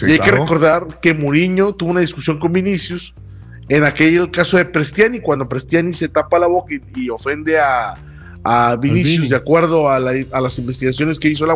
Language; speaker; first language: Spanish; native; Spanish